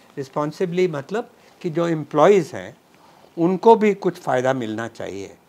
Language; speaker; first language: Hindi; non-native, local second language; Punjabi